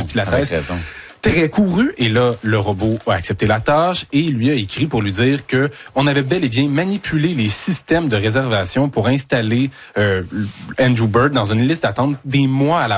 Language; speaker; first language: French; native; French